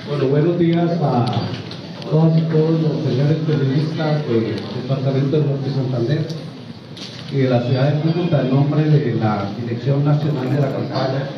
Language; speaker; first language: Spanish; native; Spanish